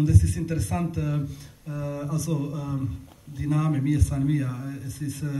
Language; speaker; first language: German; non-native, learner; Bosnian